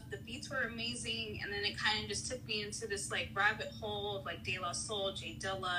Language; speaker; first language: English; native; English